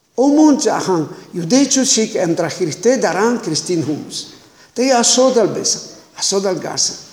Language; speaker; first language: Mongolian; non-native, learner; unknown